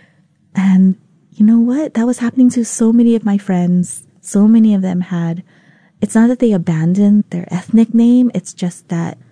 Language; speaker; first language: English; non-native, local second language; Vietnamese